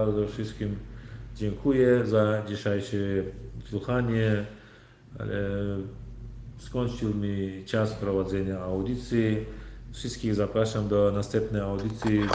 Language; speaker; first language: Polish; non-native, learner; Turkmen